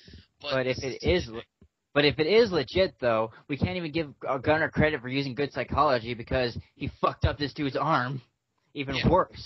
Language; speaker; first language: English; native; English